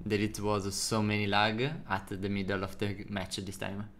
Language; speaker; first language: English; non-native, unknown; Italian